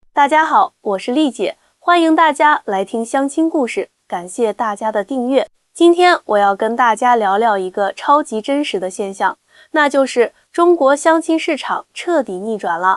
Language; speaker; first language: Chinese; native; Chinese